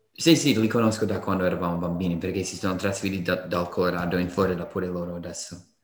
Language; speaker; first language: Italian; non-native, fluent; English